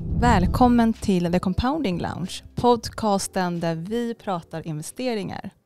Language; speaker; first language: Swedish; native; Swedish